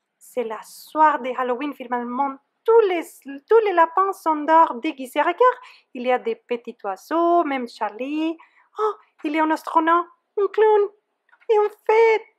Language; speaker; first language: French; non-native, fluent; Spanish